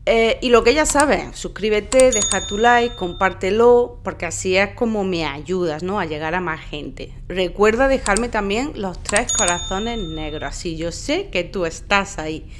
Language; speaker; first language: Spanish; native; Spanish